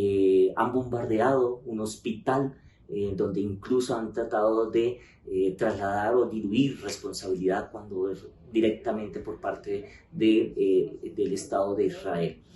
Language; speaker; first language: Spanish; native; Spanish